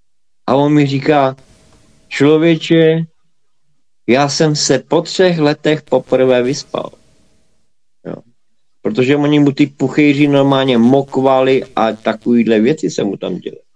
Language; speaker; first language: Czech; native; Czech